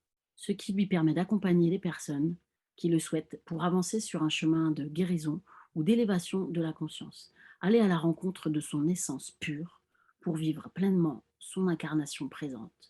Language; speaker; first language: French; native; French